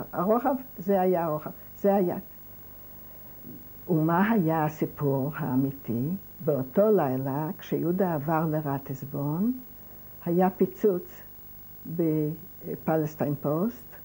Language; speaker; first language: Hebrew; non-native, fluent; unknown